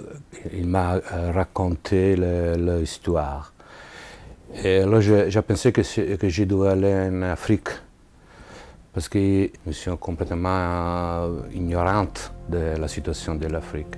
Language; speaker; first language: French; non-native, learner; Italian